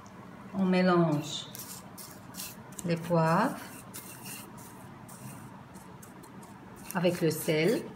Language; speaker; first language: French; non-native, fluent; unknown